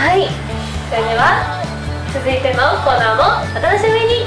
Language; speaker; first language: Japanese; native; Japanese